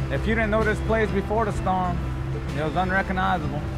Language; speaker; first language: English; native; English